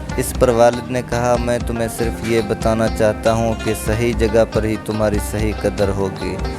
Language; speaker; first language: Urdu; non-native, local second language; Baluchi